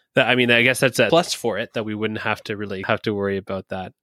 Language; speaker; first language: English; native; English